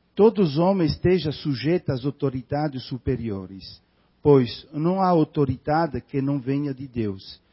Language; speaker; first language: Portuguese; non-native, fluent; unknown